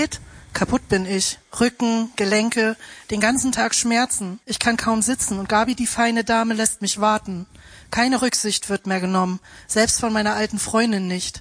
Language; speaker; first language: German; native; German